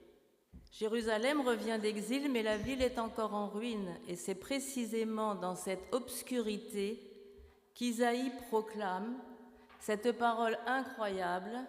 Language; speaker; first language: French; native; French